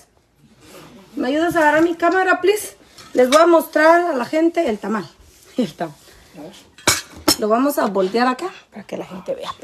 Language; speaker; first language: Spanish; native; Spanish